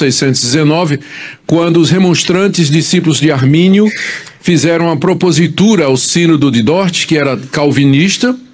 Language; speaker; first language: Portuguese; native; Portuguese